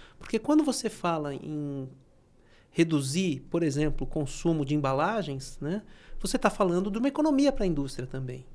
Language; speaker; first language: Portuguese; native; Portuguese